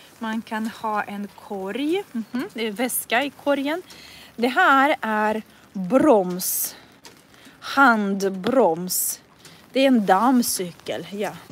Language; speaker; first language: Swedish; non-native, fluent; Russian